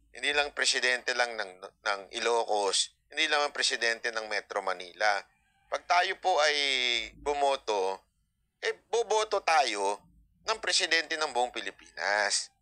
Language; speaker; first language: Filipino; native; Filipino